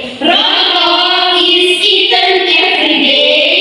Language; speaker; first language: English; non-native, learner; Indonesian